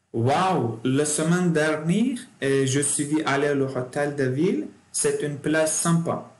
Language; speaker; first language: French; non-native, learner; Turkish